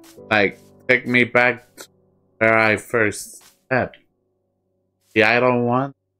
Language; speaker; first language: English; early bilingual, other home language; Spanish